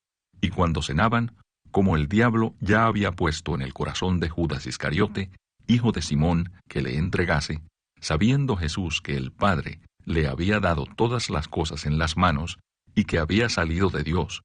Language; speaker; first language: Spanish; native; Spanish